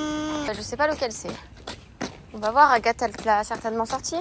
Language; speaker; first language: French; native; French